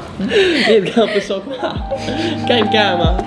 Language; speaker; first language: Chinese; non-native, local second language; Cantonese